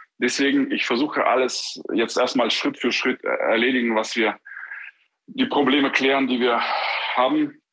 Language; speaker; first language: German; non-native, fluent; Ukrainian